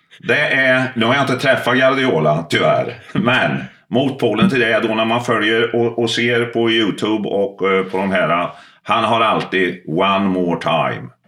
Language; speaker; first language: Swedish; early bilingual, other home language; Finnish